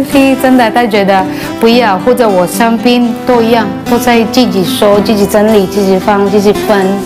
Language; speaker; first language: Chinese; non-native, fluent; Cebuano